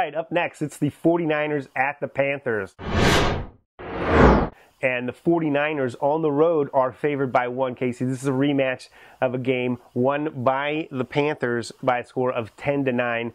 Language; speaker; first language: English; native; English